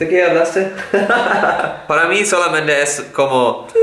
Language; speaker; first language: Spanish; non-native, learner; German